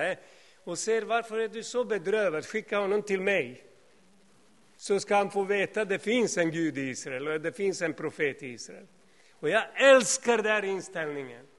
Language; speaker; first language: Swedish; non-native, fluent; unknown